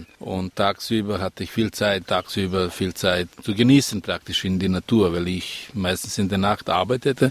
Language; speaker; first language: German; non-native, fluent; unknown